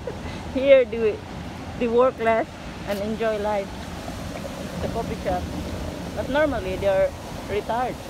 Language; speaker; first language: English; non-native, local second language; Filipino